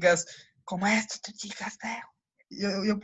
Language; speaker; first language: Spanish; non-native, learner; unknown